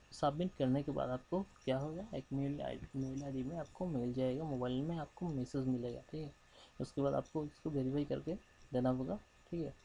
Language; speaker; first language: Hindi; non-native, local second language; Bangla